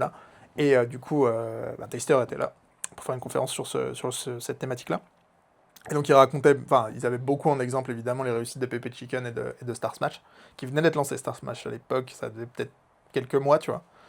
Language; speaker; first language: French; native; French